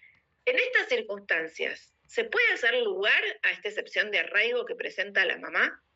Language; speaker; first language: Spanish; native; Spanish